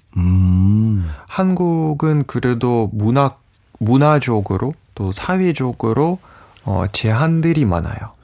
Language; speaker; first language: Korean; non-native, fluent; Russian